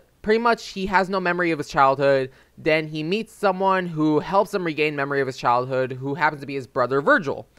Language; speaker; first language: English; native; English